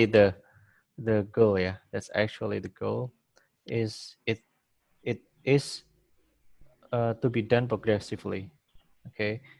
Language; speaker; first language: English; non-native, fluent; Indonesian